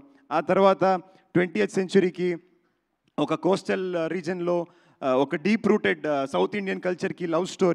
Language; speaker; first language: Telugu; non-native, learner; Kannada